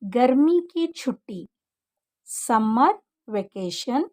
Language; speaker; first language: Hindi; non-native, local second language; Kannada